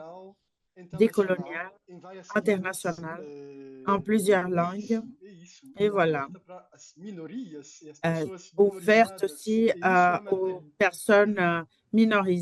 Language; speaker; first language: French; non-native, fluent; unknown